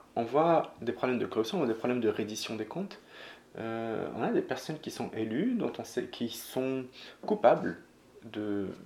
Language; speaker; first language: French; non-native, local second language; Arabic